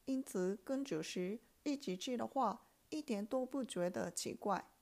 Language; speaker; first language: Chinese; non-native, fluent; Japanese